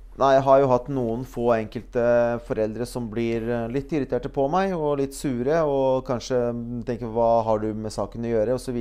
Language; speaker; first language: Norwegian; early bilingual, other home language; Bosnian